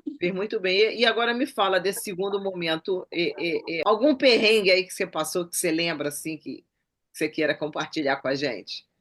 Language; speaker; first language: Portuguese; native; Portuguese